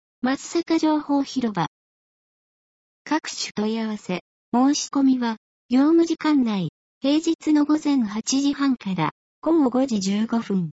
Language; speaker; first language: Japanese; native; Japanese